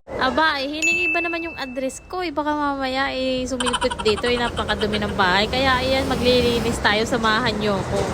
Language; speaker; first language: Filipino; non-native, local second language; Bikol